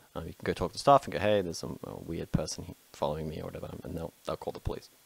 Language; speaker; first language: English; native; English